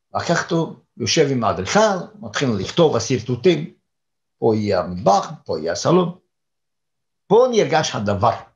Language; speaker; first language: Hebrew; non-native, fluent; English